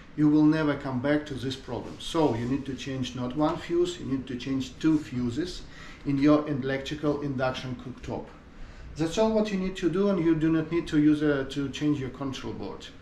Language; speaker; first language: English; non-native, learner; Ukrainian